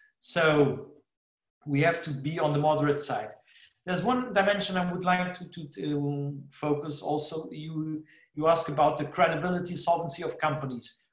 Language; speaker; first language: English; non-native, fluent; Portuguese